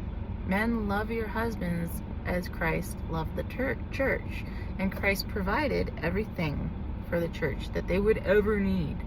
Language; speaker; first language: English; native; English